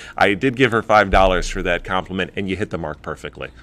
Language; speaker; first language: English; native; English